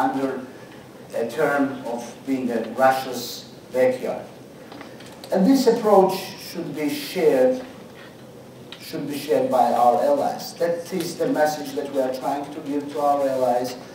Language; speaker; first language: English; non-native, fluent; Georgian